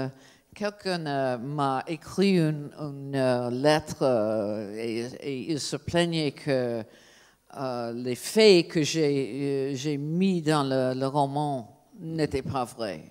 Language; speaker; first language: French; non-native, fluent; English